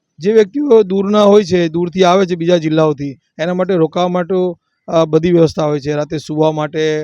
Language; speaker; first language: Gujarati; non-native, local second language; Hindi